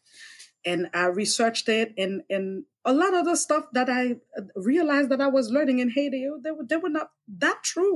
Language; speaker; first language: English; non-native, fluent; Haitian Creole